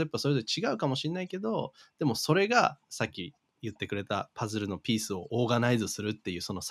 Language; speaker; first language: Japanese; native; Japanese